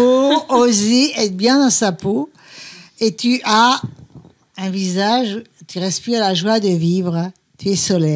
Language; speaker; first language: French; native; French